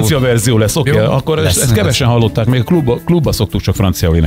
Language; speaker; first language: Hungarian; native; Hungarian